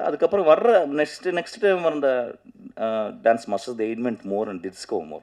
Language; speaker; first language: Tamil; native; Tamil